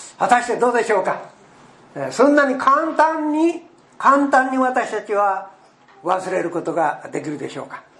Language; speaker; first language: Japanese; native; Japanese